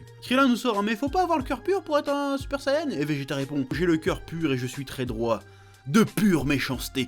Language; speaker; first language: French; native; French